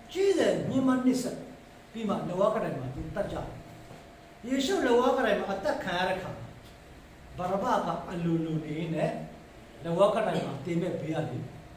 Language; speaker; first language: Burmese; non-native, local second language; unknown